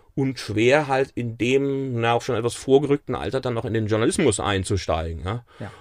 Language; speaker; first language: German; native; German